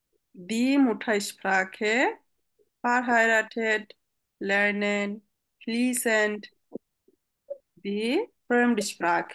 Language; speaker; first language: German; non-native, fluent; Bangla